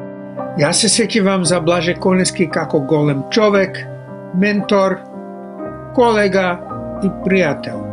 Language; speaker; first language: Macedonian; non-native, fluent; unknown